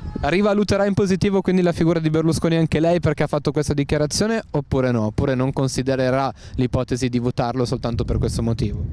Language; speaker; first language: Italian; native; Italian